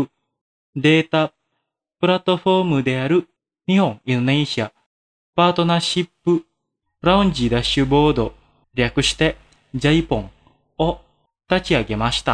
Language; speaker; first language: Japanese; non-native, fluent; Indonesian